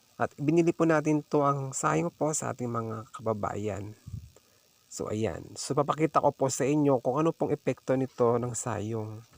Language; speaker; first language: Filipino; non-native, local second language; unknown